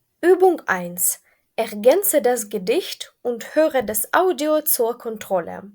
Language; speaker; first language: German; non-native, fluent; Ukrainian